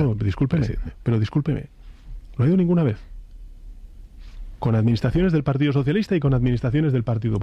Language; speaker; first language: Spanish; native; Spanish